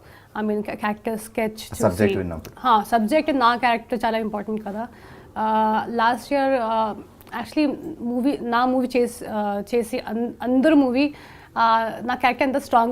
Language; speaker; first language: Telugu; non-native, local second language; Hindi